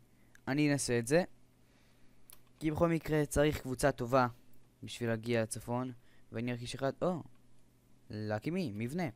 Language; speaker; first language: Hebrew; native; Hebrew